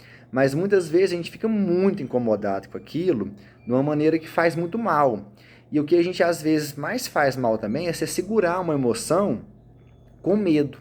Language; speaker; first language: Portuguese; native; Portuguese